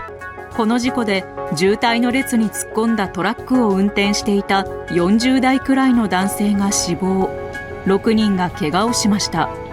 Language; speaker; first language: Japanese; native; Japanese